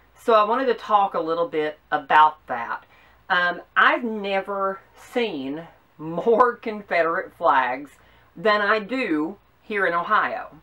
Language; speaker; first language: English; native; English